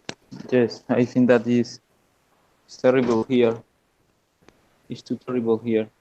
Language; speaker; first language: English; non-native, learner; Spanish